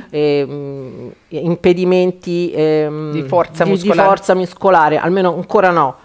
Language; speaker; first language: Italian; native; Italian